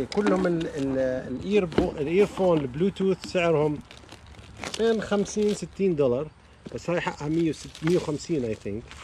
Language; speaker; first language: Arabic; native; Arabic